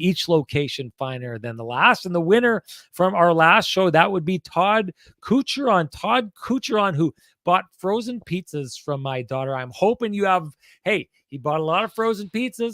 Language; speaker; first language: English; native; English